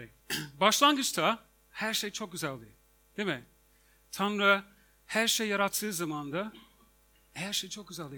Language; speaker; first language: Turkish; non-native, fluent; English